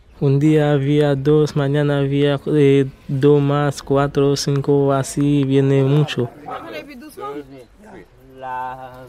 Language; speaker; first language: Spanish; non-native, learner; Haitian Creole